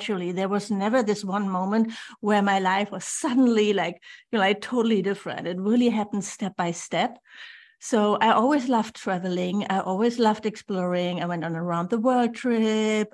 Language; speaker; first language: English; non-native, fluent; German